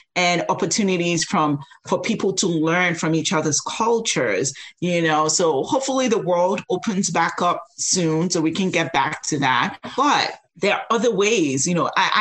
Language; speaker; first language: English; non-native, local second language; Yoruba